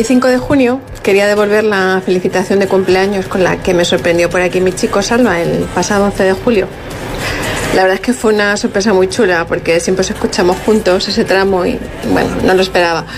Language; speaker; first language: Spanish; native; Spanish